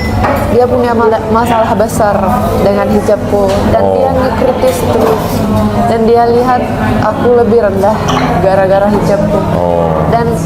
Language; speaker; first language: Indonesian; non-native, fluent; Finnish